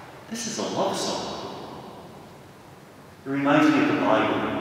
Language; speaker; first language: English; native; English